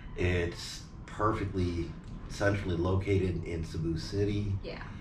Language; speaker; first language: English; native; English